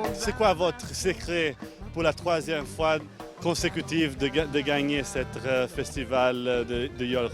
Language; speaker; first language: French; non-native, learner; English